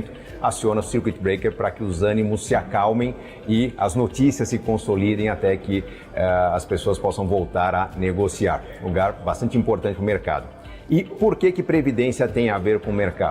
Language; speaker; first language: Portuguese; native; Portuguese